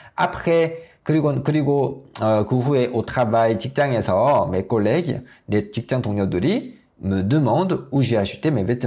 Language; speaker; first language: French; non-native, fluent; Korean